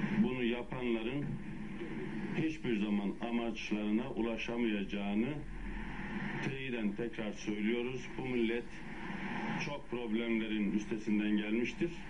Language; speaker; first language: Turkish; native; Turkish